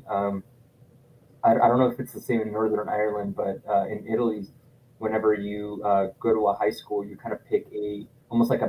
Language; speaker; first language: English; non-native, fluent; Italian